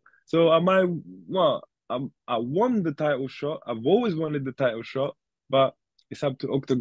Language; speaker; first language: English; native; English